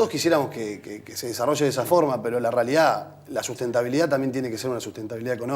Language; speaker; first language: Spanish; native; Spanish